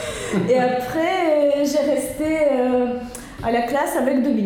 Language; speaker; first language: French; non-native, learner; Russian